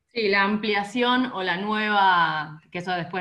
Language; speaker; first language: Spanish; native; Spanish